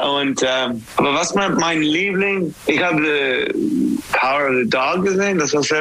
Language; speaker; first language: German; non-native, learner; English